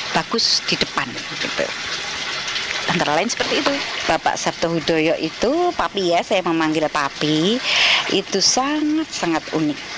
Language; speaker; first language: Indonesian; native; Indonesian